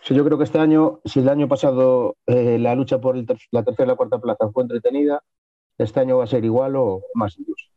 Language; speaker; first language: Spanish; native; Spanish